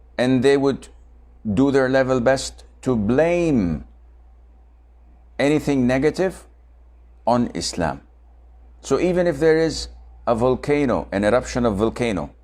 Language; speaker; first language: English; non-native, fluent; Arabic